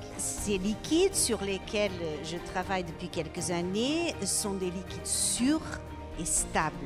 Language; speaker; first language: French; non-native, fluent; Portuguese